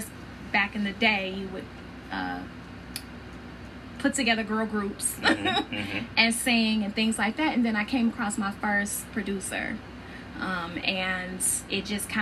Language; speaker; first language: English; native; English